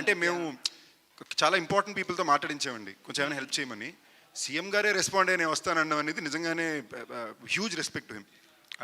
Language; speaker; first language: Telugu; native; Telugu